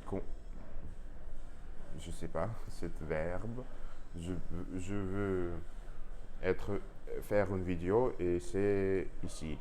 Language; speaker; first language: French; non-native, learner; Russian